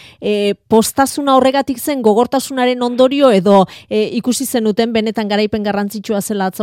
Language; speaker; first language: Basque; native; Basque